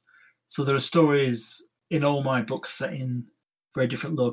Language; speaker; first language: English; native; English